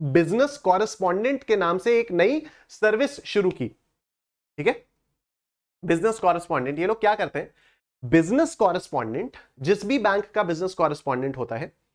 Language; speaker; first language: Hindi; native; Hindi